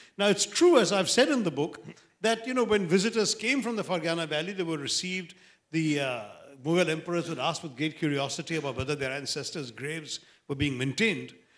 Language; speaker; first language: English; non-native, local second language; Malayalam